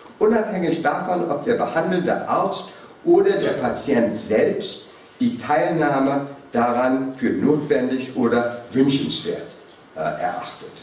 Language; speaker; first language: German; non-native, fluent; English